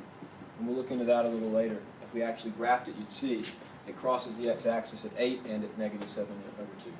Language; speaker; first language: English; native; English